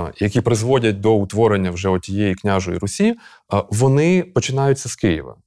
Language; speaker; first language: Ukrainian; native; Ukrainian